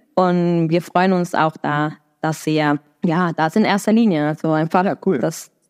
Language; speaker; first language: German; non-native, fluent; Spanish